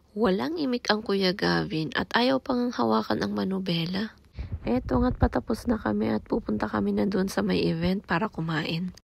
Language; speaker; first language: Filipino; non-native, local second language; Iloko